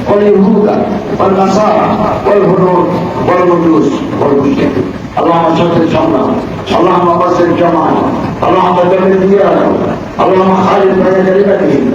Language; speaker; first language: Arabic; non-native, fluent; Bangla